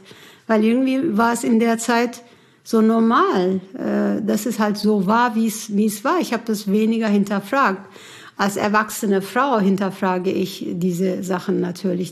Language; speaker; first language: German; early bilingual, other home language; Turkish